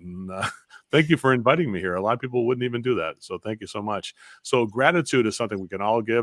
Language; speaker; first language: English; native; English